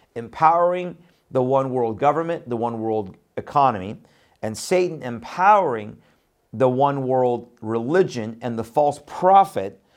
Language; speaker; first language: English; non-native, fluent; Persian